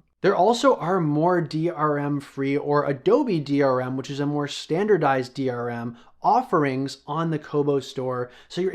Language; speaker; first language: English; native; English